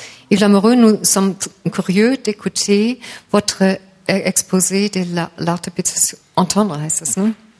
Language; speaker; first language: French; non-native, learner; German